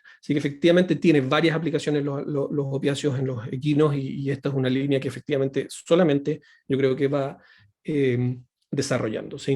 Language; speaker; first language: Spanish; native; Spanish